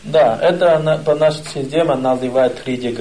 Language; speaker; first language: Russian; non-native, learner; Chinese